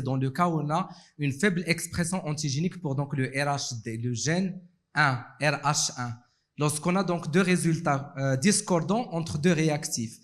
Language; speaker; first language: French; non-native, local second language; Arabic